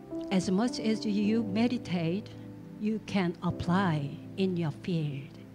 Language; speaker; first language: English; non-native, learner; Korean